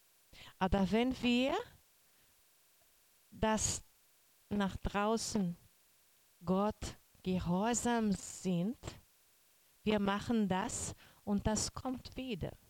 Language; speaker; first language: German; non-native, learner; Portuguese